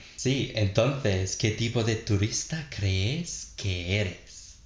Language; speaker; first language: Spanish; non-native, learner; English